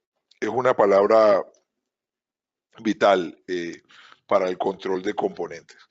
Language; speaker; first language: Spanish; native; Spanish